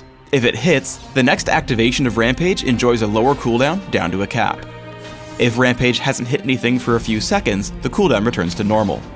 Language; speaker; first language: English; native; English